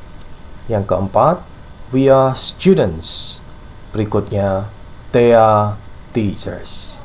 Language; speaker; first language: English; non-native, fluent; Indonesian